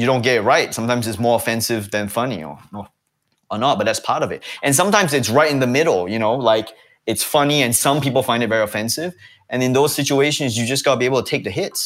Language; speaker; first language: English; native; English